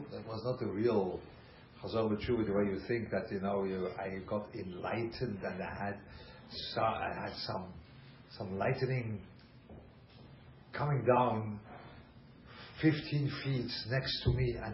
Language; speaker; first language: English; non-native, fluent; German